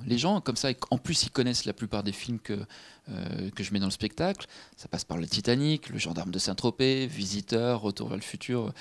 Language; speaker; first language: French; native; French